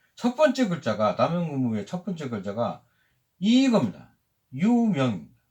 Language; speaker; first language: Korean; native; Korean